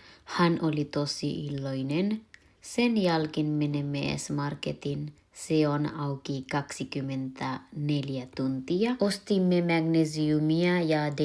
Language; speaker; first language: Finnish; non-native, learner; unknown